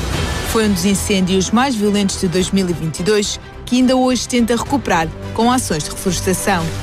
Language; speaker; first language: Portuguese; native; Portuguese